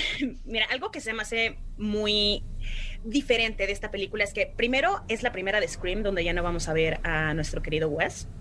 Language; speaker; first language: Spanish; native; Spanish